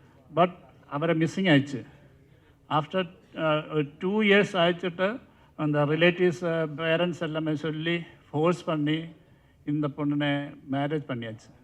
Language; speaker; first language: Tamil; non-native, learner; Malayalam